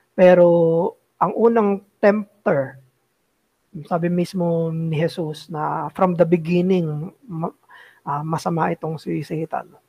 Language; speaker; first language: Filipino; native; Filipino